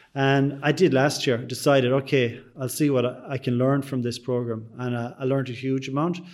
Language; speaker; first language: English; native; English